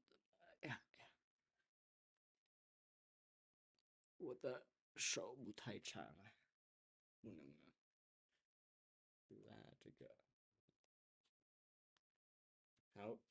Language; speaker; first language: Chinese; non-native, learner; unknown